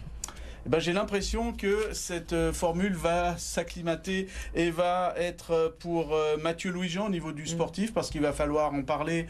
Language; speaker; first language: French; native; French